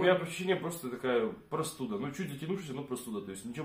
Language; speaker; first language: Russian; native; Russian